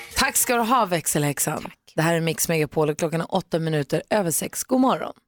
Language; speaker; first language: Swedish; native; Swedish